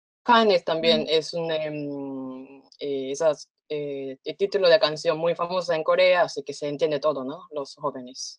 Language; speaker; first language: Spanish; non-native, fluent; Korean